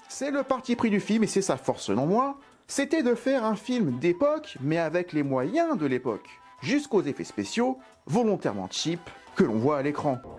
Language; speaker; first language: French; native; French